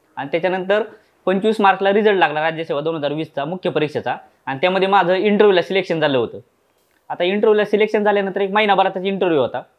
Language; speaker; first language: Marathi; native; Marathi